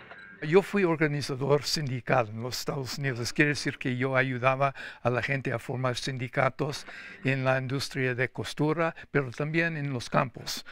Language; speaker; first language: Spanish; non-native, fluent; English